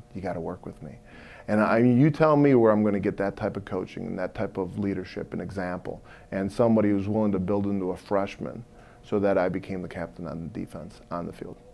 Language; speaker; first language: English; native; English